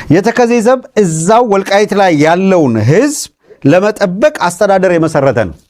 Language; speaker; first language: Amharic; native; Amharic